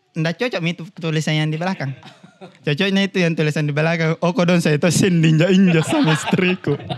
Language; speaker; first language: Indonesian; native; Indonesian